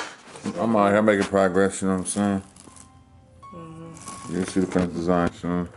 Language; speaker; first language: English; native; English